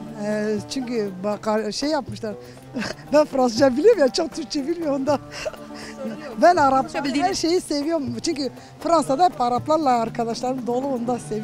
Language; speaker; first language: Turkish; non-native, fluent; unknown